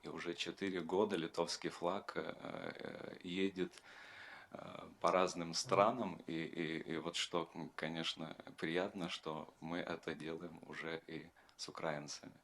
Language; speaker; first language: Russian; non-native, fluent; Lithuanian